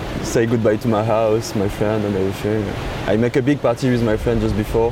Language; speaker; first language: English; non-native, learner; French